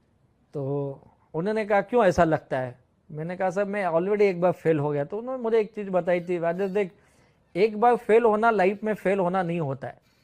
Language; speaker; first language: Hindi; native; Hindi